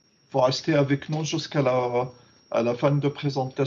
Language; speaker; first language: French; non-native, fluent; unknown